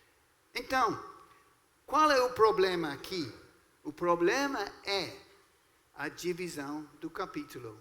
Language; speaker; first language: Portuguese; non-native, fluent; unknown